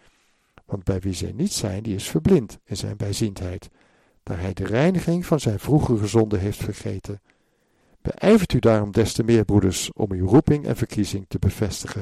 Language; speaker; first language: Dutch; native; Dutch